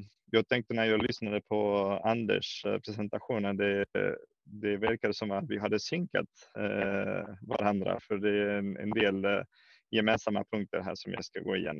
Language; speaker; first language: Swedish; non-native, fluent; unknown